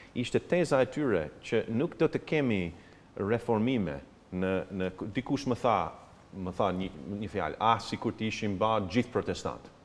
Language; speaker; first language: Albanian; non-native, fluent; English